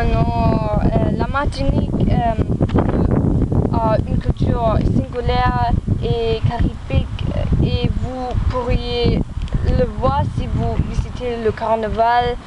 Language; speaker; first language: French; non-native, learner; German